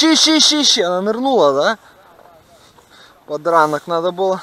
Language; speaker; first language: Russian; native; Russian